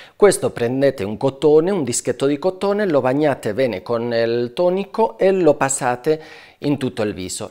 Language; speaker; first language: Italian; non-native, fluent; Spanish